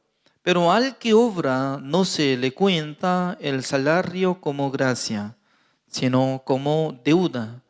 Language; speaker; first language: Spanish; non-native, fluent; Korean